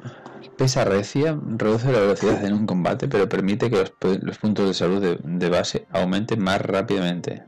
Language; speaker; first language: Spanish; native; Spanish